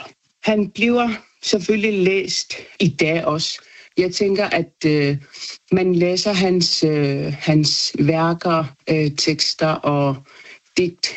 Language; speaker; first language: Danish; non-native, local second language; Kalaallisut